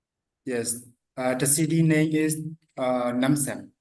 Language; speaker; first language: English; non-native, learner; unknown